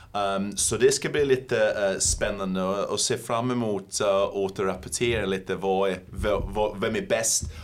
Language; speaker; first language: Swedish; non-native, fluent; English